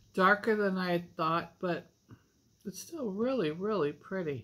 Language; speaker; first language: English; native; English